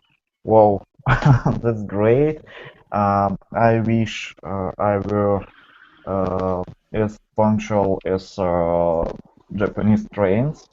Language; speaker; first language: English; non-native, fluent; Russian